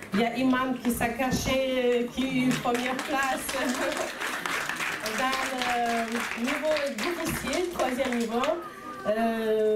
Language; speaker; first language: French; non-native, fluent; Chechen